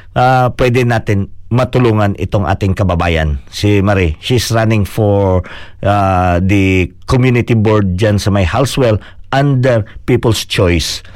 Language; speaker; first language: Filipino; non-native, local second language; Cebuano